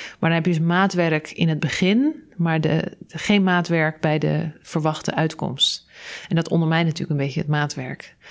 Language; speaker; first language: Dutch; native; Dutch